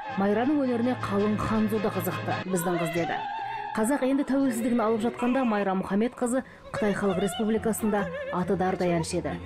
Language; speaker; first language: Kazakh; native; Kazakh